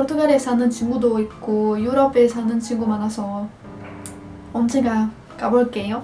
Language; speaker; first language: Korean; non-native, fluent; Portuguese